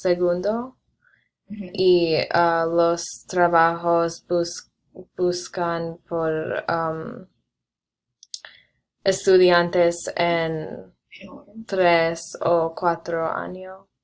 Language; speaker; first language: Spanish; non-native, learner; English